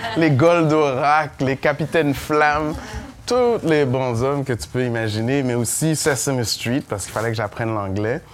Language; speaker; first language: French; early bilingual, other home language; Haitian Creole